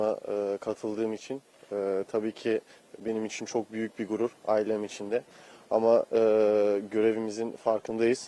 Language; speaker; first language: Turkish; early bilingual, heritage; Turkish